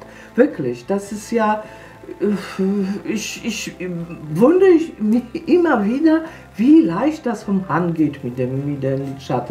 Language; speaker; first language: German; non-native, fluent; Polish